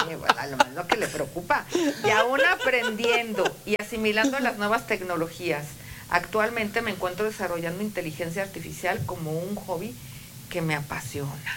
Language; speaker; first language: Spanish; native; Spanish